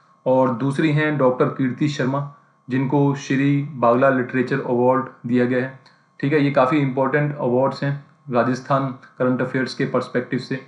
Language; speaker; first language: Hindi; native; Hindi